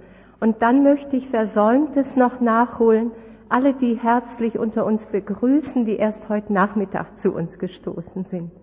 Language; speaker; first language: German; native; German